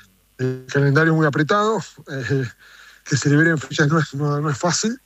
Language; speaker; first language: Spanish; native; Spanish